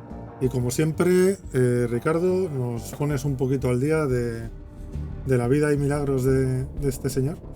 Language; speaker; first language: Spanish; native; Spanish